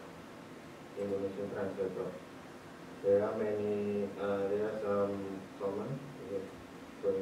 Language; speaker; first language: English; non-native, learner; Indonesian